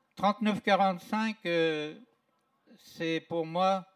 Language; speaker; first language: French; native; French